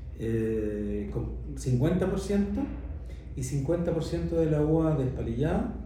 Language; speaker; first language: Spanish; native; Spanish